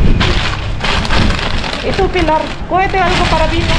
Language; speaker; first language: Spanish; non-native, learner; Filipino